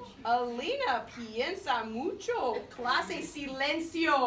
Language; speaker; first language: Spanish; non-native, fluent; English